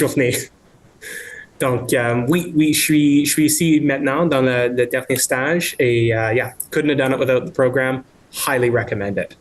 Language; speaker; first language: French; non-native, local second language; English